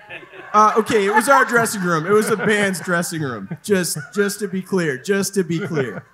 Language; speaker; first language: English; native; English